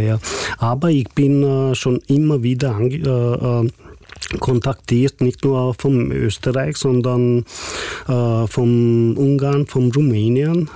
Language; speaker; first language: German; non-native, fluent; Hungarian